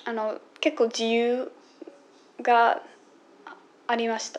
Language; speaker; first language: Japanese; non-native, fluent; English